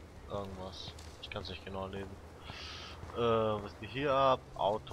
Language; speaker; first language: German; native; German